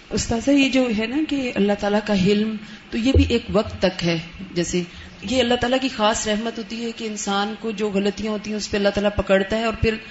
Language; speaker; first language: Urdu; non-native, local second language; Punjabi